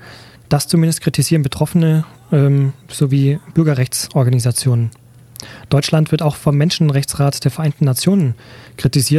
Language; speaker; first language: German; native; German